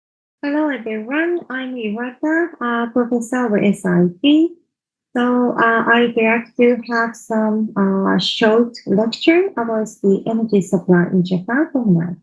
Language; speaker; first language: English; non-native, fluent; Japanese